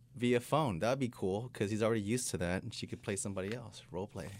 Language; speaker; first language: English; non-native, fluent; Spanish